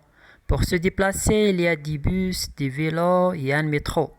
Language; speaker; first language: French; non-native, local second language; Arabic